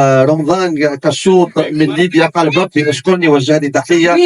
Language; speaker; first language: Arabic; native; Arabic